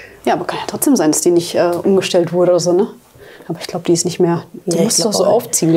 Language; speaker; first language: German; native; German